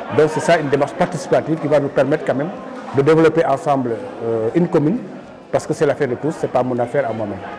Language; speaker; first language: French; non-native, local second language; Wolof